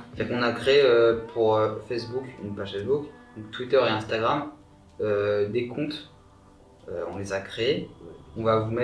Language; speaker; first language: French; native; French